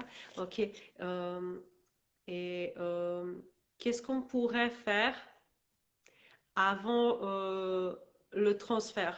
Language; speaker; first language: French; non-native, learner; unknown